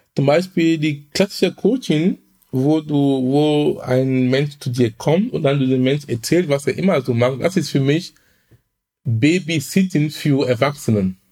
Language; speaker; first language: German; non-native, fluent; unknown